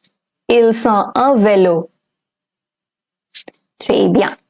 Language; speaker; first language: French; non-native, fluent; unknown